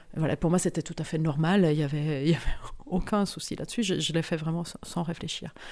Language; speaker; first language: French; non-native, local second language; Italian